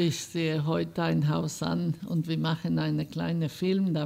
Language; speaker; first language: German; non-native, fluent; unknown